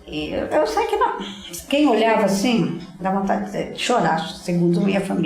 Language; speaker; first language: Portuguese; native; Portuguese